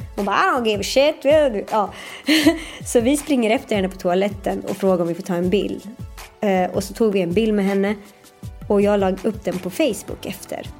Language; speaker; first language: Swedish; early bilingual, other home language; Persian